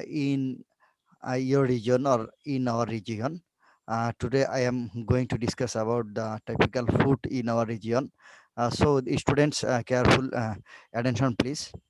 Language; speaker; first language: English; non-native, learner; Bangla